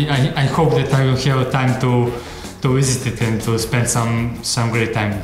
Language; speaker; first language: English; non-native, fluent; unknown